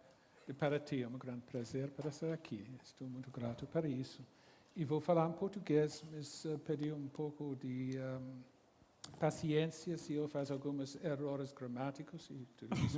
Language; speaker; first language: Portuguese; non-native, fluent; English